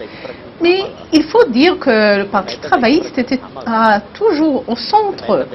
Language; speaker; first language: French; non-native, learner; Hebrew